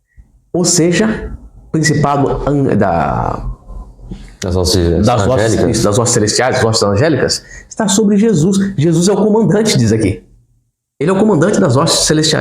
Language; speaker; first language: Portuguese; native; Portuguese